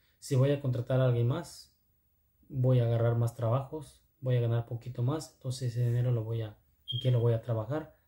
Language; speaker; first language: Spanish; non-native, local second language; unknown